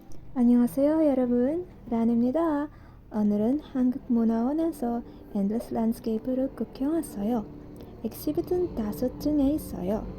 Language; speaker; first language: Korean; non-native, learner; Filipino